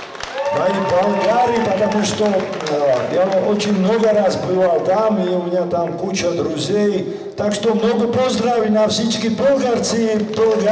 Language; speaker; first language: Russian; non-native, fluent; Georgian